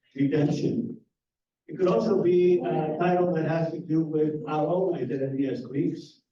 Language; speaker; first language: English; non-native, fluent; Greek